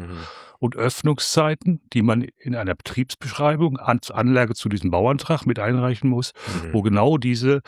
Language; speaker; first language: German; native; German